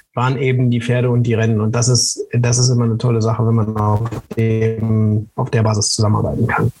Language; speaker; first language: German; native; German